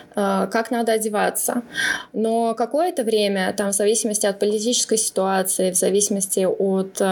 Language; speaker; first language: Russian; native; Russian